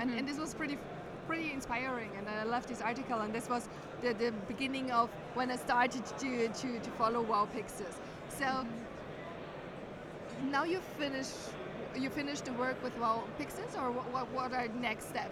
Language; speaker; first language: English; non-native, fluent; German